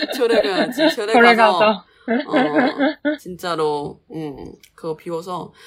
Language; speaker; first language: Korean; non-native, fluent; Chinese